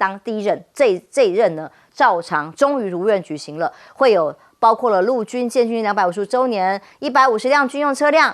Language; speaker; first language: Chinese; native; Chinese